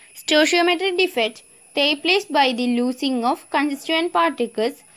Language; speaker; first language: English; non-native, local second language; Malayalam